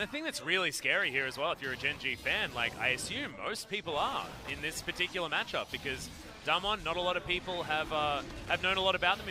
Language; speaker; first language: English; native; English